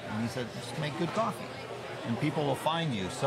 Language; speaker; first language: English; native; English